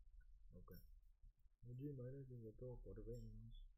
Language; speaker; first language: Spanish; early bilingual, heritage; Spanish